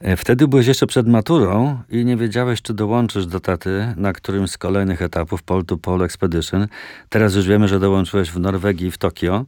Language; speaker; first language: Polish; native; Polish